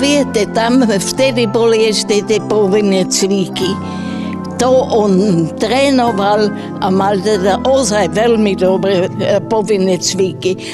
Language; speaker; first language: Slovak; non-native, fluent; German